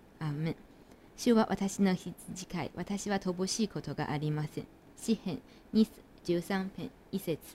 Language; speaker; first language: Japanese; non-native, fluent; Chinese